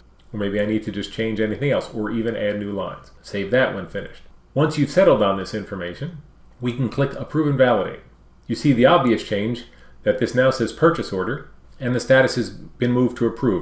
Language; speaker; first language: English; native; English